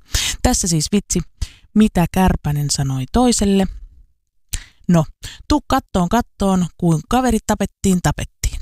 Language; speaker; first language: Finnish; native; Finnish